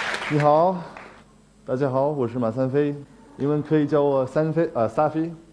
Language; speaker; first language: Chinese; non-native, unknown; English